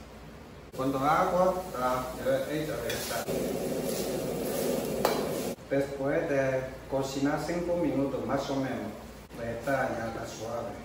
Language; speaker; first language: Spanish; non-native, learner; Chinese